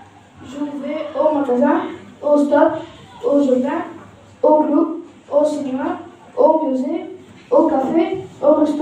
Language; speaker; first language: French; non-native, learner; Arabic